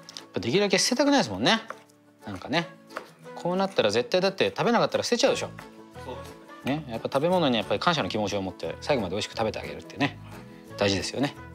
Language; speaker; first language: Japanese; native; Japanese